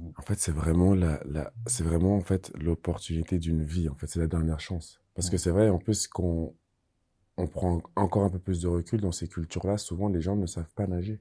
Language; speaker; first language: French; native; French